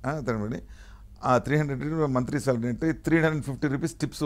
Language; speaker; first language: Telugu; non-native, learner; Tamil